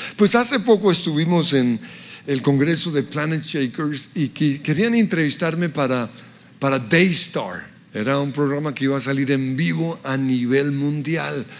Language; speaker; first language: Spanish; early bilingual, other home language; English